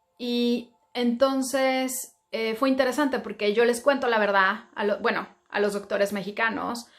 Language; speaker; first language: Spanish; native; Spanish